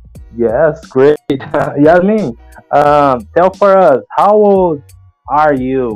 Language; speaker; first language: English; non-native, learner; Portuguese